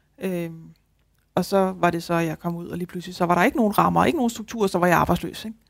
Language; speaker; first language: Danish; native; Danish